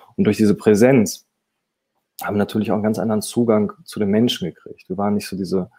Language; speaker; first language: German; native; German